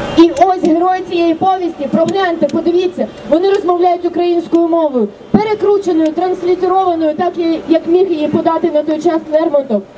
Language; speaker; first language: Ukrainian; non-native, local second language; Russian